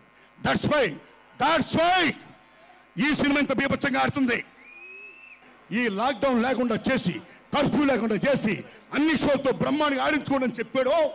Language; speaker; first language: Telugu; native; Telugu